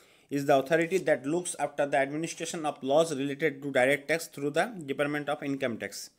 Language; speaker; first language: English; non-native, local second language; Bangla